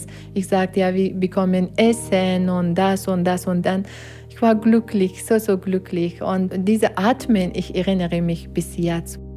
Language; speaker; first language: German; non-native, learner; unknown